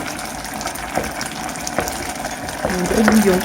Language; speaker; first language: French; native; French